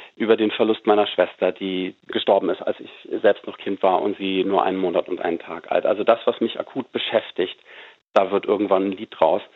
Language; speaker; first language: German; native; German